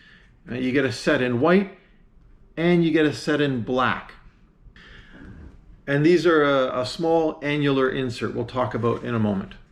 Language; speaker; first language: English; native; English